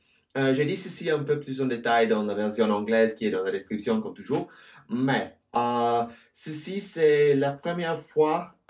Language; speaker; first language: French; non-native, learner; English